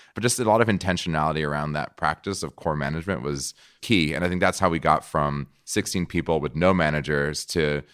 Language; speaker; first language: English; non-native, fluent; Portuguese